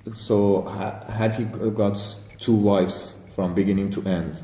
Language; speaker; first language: English; non-native, learner; Persian